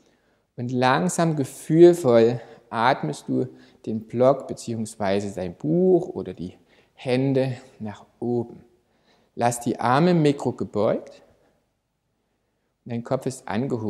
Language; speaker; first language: German; native; German